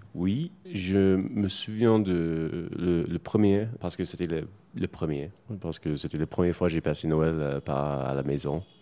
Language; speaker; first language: French; non-native, fluent; English